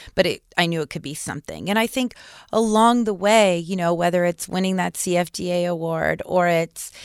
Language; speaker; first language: English; native; English